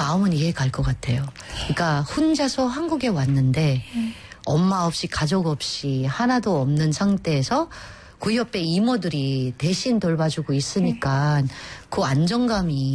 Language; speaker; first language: Korean; non-native, fluent; Filipino